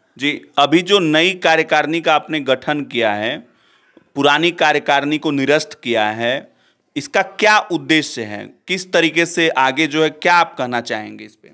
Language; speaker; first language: Hindi; native; Hindi